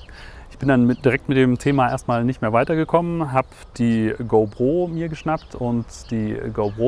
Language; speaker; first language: German; native; German